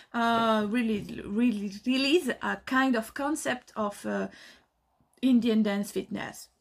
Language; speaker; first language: English; non-native, learner; French